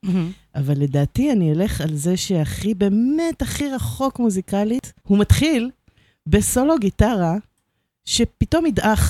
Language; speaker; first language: Hebrew; native; Hebrew